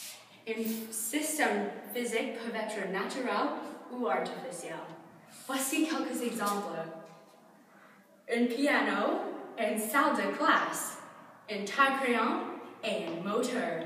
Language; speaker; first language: French; non-native, learner; English